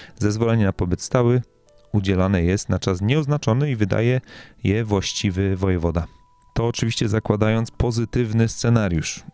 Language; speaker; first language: Polish; native; Polish